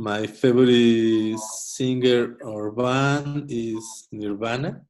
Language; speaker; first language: English; non-native, learner; Spanish